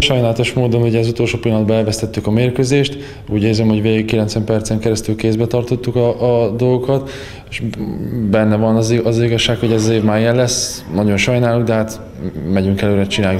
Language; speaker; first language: Hungarian; native; Hungarian